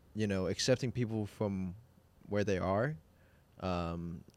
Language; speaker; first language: English; non-native, local second language; Cantonese